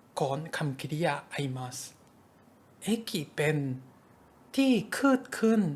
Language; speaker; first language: Thai; non-native, fluent; Japanese